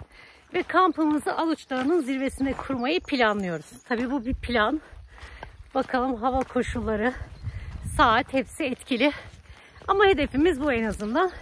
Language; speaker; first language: Turkish; native; Turkish